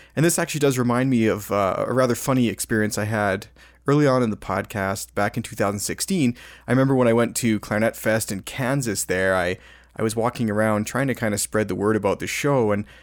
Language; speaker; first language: English; native; English